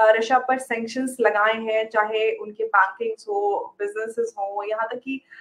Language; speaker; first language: Hindi; native; Hindi